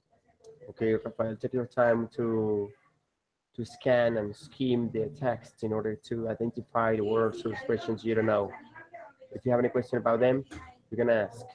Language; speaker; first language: English; non-native, fluent; Spanish